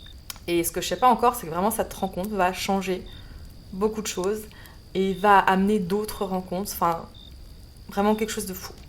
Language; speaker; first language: French; native; French